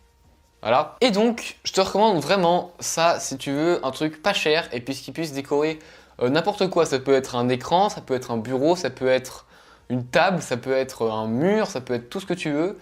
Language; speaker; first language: French; native; French